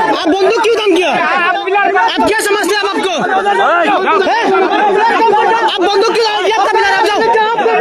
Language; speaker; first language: Hindi; non-native, learner; Bangla